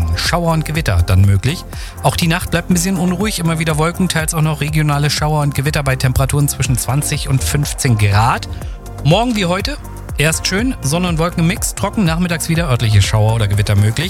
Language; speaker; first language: German; native; German